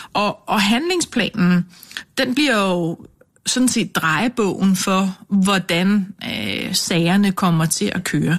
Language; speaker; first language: Danish; native; Danish